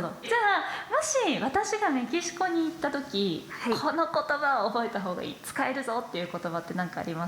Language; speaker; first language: Japanese; native; Japanese